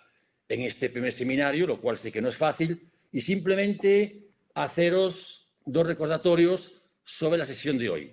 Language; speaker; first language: Spanish; native; Spanish